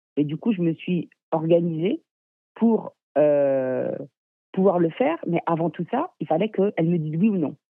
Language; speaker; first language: French; native; French